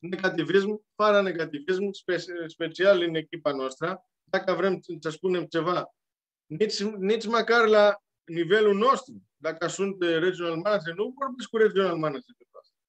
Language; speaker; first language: Romanian; non-native, learner; Greek